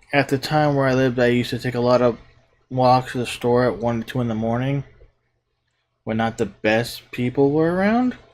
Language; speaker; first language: English; native; English